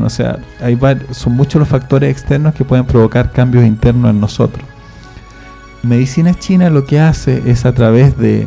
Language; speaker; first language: Spanish; native; Spanish